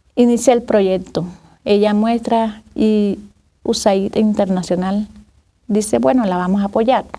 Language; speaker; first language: Spanish; native; Spanish